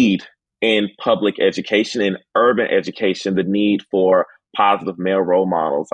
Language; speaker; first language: English; native; English